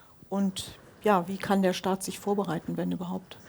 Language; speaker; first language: German; native; German